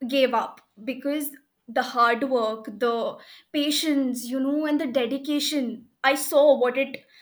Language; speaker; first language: English; non-native, local second language; Hindi